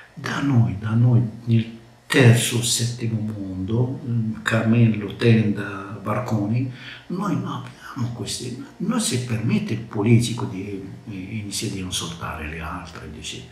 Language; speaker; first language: Italian; non-native, learner; Arabic